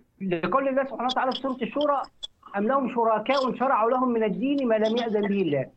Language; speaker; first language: Arabic; native; Arabic